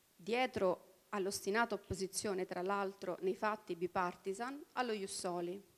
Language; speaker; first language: Italian; early bilingual, other home language; Albanian